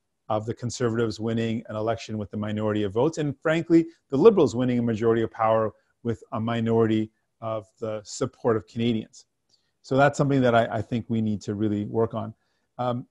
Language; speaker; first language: English; native; English